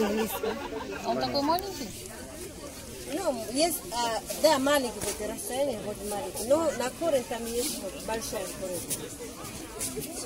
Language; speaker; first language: Russian; non-native, learner; Swahili